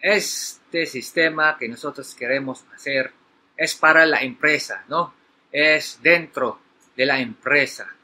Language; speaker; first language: Spanish; non-native, learner; Filipino